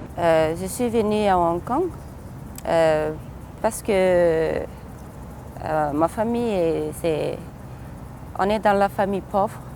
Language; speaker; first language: French; non-native, local second language; Malagasy